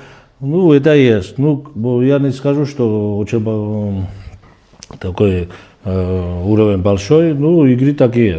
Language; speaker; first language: Russian; non-native, fluent; Georgian